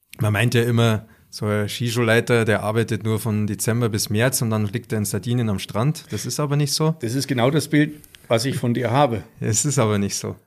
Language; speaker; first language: German; native; German